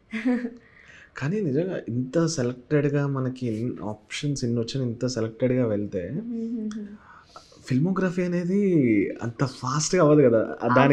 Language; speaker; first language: Telugu; native; Telugu